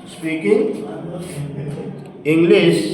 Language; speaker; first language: English; non-native, local second language; Hindi